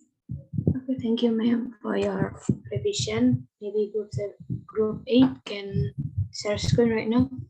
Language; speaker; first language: English; non-native, learner; Indonesian